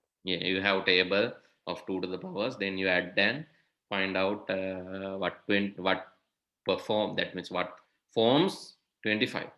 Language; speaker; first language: English; non-native, local second language; Sinhala